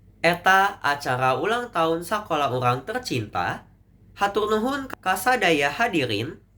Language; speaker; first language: Sundanese; non-native, local second language; Indonesian